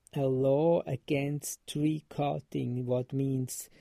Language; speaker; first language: English; non-native, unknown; Swiss German